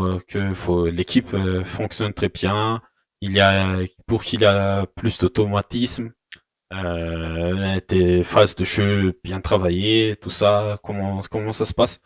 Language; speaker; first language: French; non-native, local second language; Malagasy